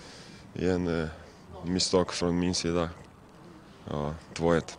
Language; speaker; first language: Swedish; non-native, fluent; Lithuanian